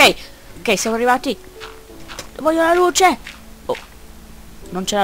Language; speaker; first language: Italian; native; Italian